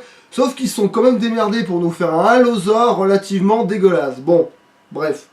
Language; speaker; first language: French; native; French